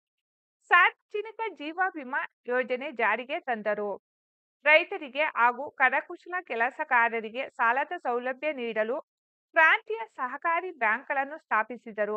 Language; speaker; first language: Kannada; native; Kannada